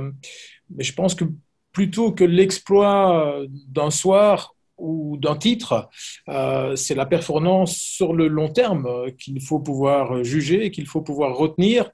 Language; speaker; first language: French; native; French